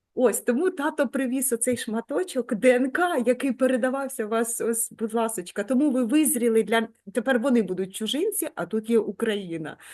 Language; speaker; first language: Ukrainian; native; Ukrainian